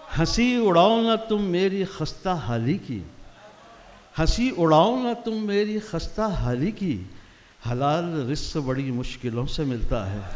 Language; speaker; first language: Urdu; native; Urdu